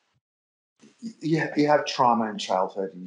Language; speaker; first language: English; native; English